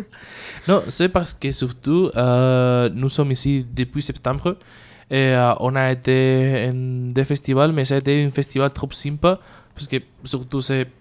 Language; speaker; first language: French; non-native, learner; Spanish